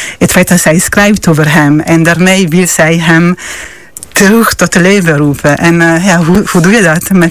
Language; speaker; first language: Dutch; non-native, fluent; Italian